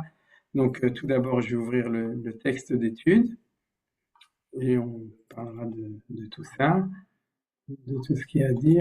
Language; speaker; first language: French; native; French